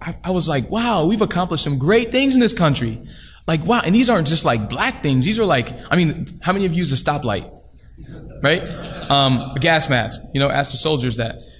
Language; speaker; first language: English; native; English